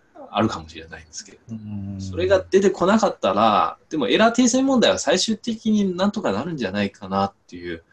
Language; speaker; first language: Japanese; non-native, fluent; Chinese